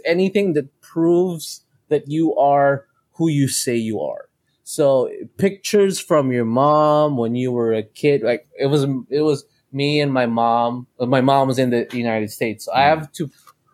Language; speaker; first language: English; non-native, local second language; Cebuano